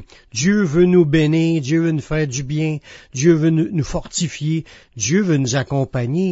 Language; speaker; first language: French; native; French